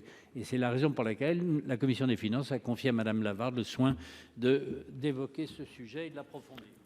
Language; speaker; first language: French; native; French